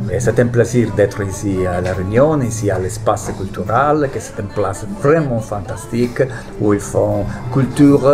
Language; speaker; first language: French; non-native, fluent; Italian